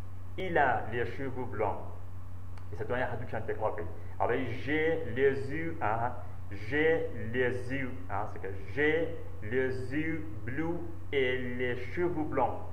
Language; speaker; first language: French; non-native, learner; Central Kurdish